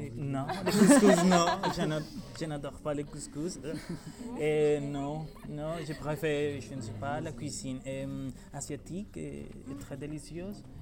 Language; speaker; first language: French; non-native, learner; Spanish